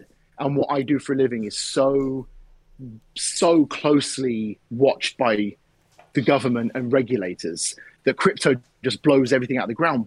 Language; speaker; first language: English; native; English